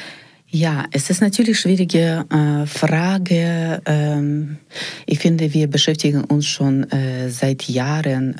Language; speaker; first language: German; non-native, fluent; Ukrainian